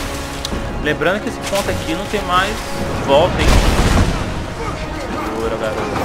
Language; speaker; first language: Portuguese; native; Portuguese